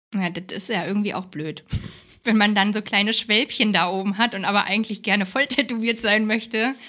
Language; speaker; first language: German; native; German